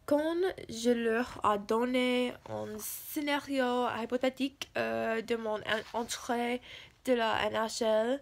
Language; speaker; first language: French; non-native, learner; English